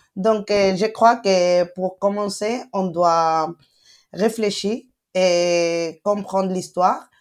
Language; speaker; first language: French; non-native, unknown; Spanish